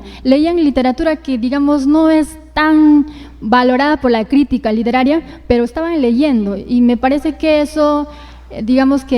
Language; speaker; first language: Spanish; native; Spanish